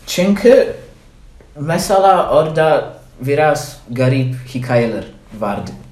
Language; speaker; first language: Turkish; non-native, learner; Polish